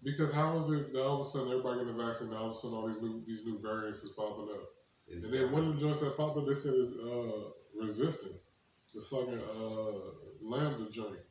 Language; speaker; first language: English; native; English